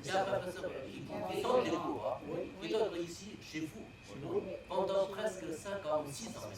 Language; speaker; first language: French; non-native, fluent; Chinese